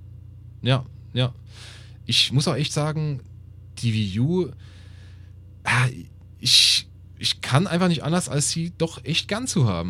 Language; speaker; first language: German; native; German